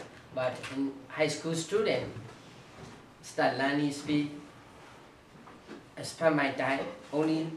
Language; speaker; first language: English; non-native, learner; Burmese